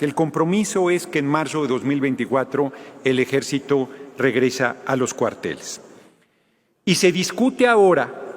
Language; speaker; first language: Spanish; native; Spanish